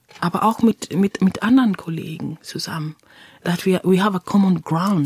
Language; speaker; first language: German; non-native, fluent; English